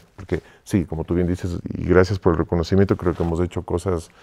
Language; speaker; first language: Spanish; native; Spanish